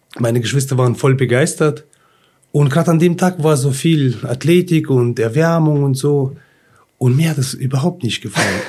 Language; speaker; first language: German; early bilingual, other home language; Russian